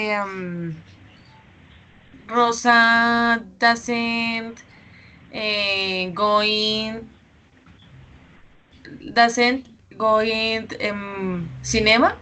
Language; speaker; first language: English; non-native, learner; Spanish